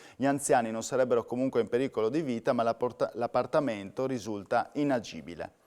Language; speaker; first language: Italian; native; Italian